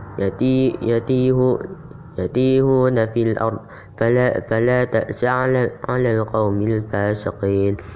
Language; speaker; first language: Arabic; non-native, learner; Indonesian